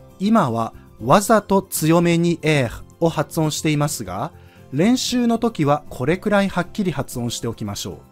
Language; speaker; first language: Japanese; native; Japanese